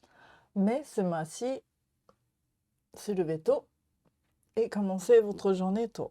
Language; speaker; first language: French; non-native, learner; Japanese